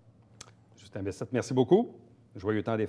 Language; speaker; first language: French; native; French